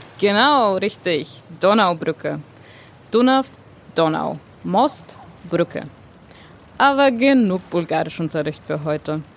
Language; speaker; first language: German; non-native, fluent; Bulgarian